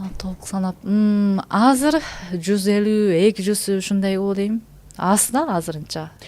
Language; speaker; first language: Kyrgyz; non-native, learner; Japanese